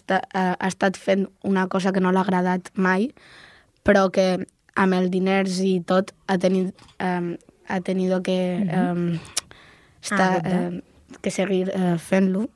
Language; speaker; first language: Catalan; non-native, local second language; Spanish